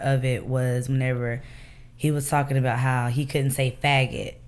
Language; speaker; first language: English; native; English